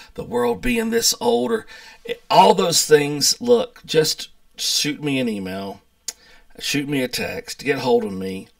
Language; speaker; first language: English; native; English